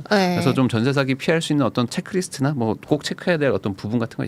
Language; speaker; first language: Korean; native; Korean